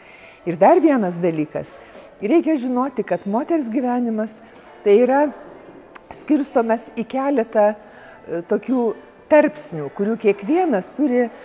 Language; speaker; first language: Lithuanian; native; Lithuanian